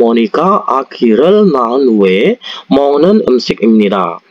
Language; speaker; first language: Korean; non-native, fluent; Indonesian